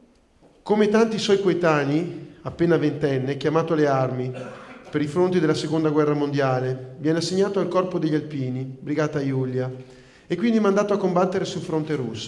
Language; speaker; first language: Italian; native; Italian